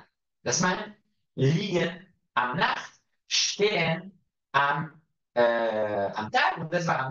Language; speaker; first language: German; non-native, fluent; Hebrew